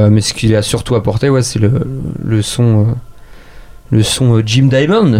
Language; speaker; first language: French; native; French